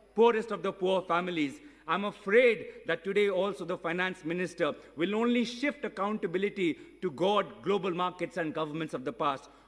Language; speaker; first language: English; non-native, local second language; Assamese